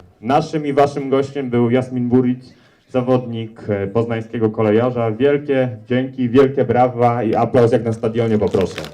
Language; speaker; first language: Polish; native; Polish